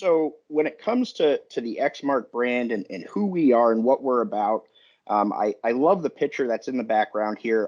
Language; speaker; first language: English; native; English